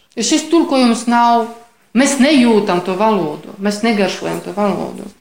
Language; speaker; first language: Latvian; non-native, fluent; Polish